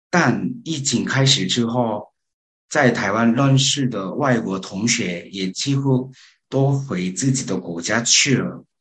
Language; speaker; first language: Chinese; non-native, learner; Korean